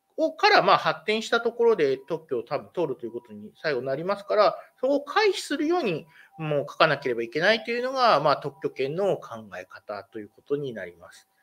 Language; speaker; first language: Japanese; native; Japanese